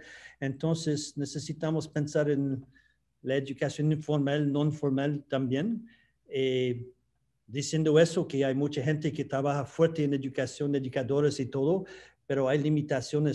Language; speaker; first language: Spanish; non-native, fluent; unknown